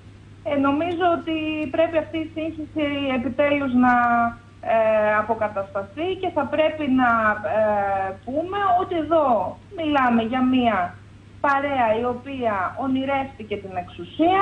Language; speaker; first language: Greek; native; Greek